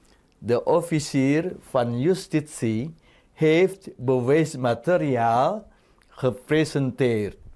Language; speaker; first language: Dutch; non-native, fluent; Indonesian